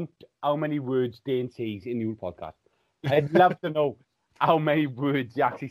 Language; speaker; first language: English; native; English